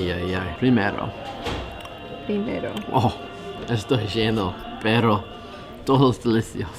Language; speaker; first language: Spanish; non-native, learner; English